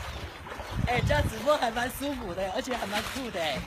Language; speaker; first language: Chinese; native; Chinese